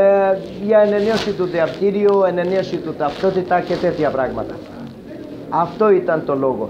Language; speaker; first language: Greek; non-native, learner; Urdu